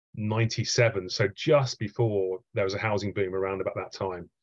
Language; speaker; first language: English; native; English